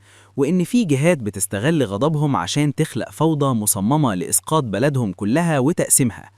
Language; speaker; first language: Arabic; native; Arabic